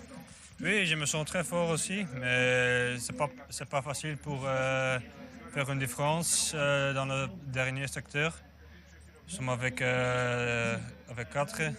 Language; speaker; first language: French; non-native, learner; Dutch